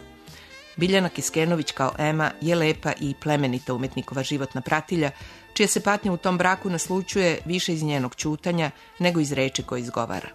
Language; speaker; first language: Serbian; native; Serbian